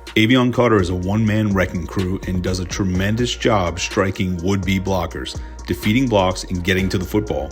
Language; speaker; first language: English; native; English